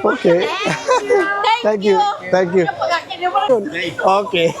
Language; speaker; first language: English; non-native, learner; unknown